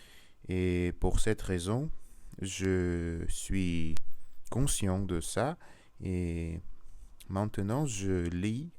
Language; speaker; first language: French; non-native, learner; Russian